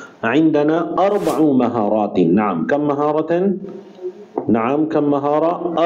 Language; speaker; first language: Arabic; non-native, fluent; Urdu